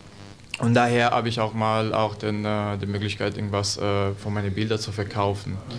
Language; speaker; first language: German; non-native, learner; Italian